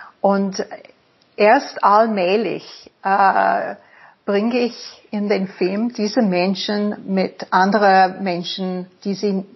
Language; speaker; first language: German; non-native, fluent; English